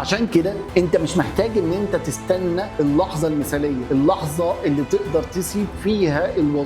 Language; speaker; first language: Arabic; native; Arabic